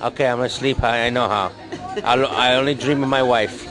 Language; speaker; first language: English; native; English